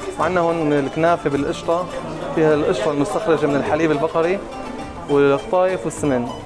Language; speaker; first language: Arabic; native; Arabic